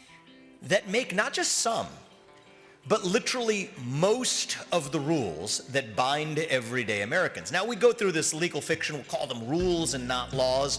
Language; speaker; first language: English; native; English